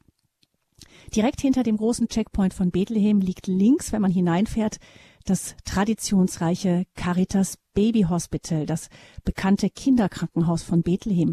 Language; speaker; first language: German; native; German